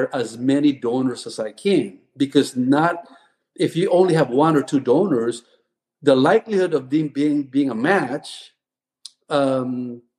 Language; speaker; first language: English; non-native, local second language; Cebuano